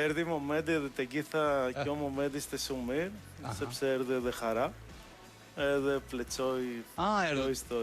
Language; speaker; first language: Albanian; non-native, learner; Greek